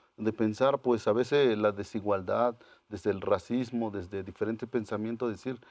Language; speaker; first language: Spanish; non-native, local second language; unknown